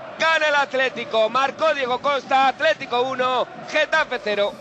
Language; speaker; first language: Spanish; native; Spanish